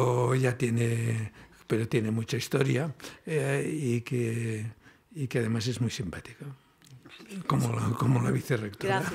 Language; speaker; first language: Spanish; non-native, local second language; Catalan